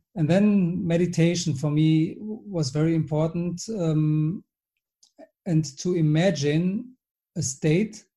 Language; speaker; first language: English; non-native, fluent; German